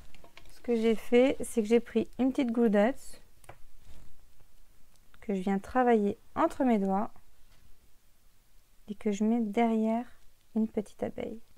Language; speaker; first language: French; native; French